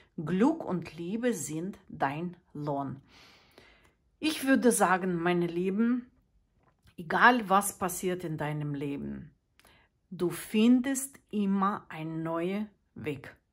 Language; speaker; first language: German; non-native, fluent; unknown